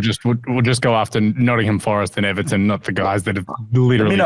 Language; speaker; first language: English; native; English